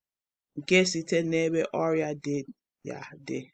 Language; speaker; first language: Igbo; non-native, learner; English